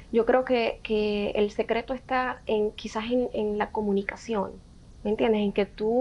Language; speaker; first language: Spanish; native; Spanish